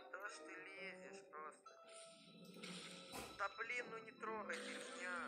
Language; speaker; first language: Russian; native; Russian